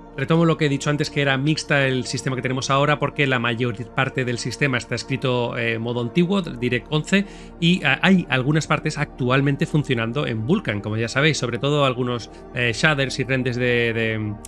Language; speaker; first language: Spanish; native; Spanish